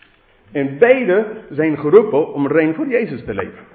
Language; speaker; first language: Dutch; non-native, fluent; English